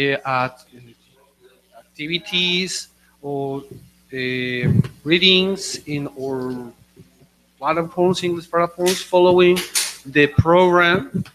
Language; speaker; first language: English; non-native, fluent; Spanish